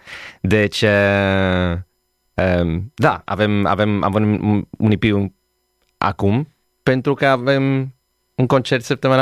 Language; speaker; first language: Romanian; non-native, learner; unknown